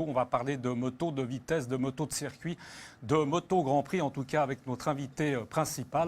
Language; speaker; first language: French; native; French